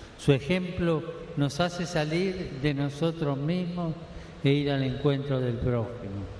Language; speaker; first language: Spanish; native; Spanish